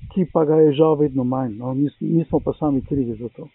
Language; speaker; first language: Slovenian; native; Slovenian